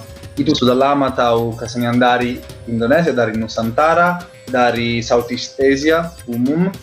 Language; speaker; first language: Indonesian; non-native, learner; Italian